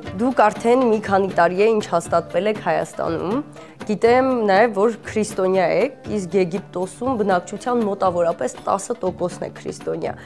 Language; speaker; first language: Armenian; native; Armenian